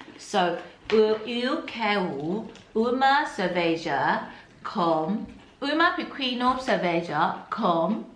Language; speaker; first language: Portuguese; non-native, learner; Cantonese